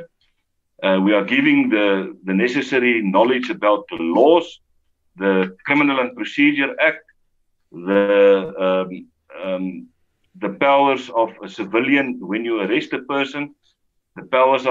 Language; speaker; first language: English; non-native, local second language; Afrikaans